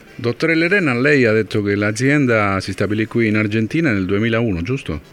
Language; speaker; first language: Italian; non-native, fluent; Spanish